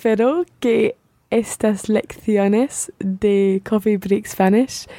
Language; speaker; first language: Spanish; non-native, learner; English